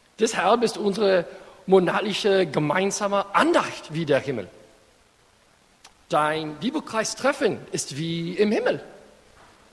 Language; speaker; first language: German; non-native, fluent; English